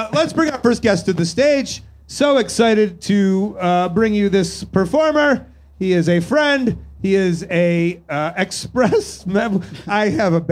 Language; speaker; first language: English; native; English